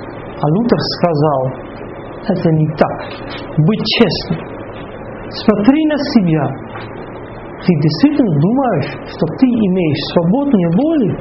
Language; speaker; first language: Russian; non-native, fluent; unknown